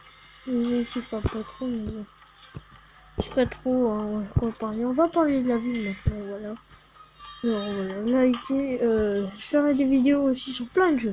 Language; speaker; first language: French; native; French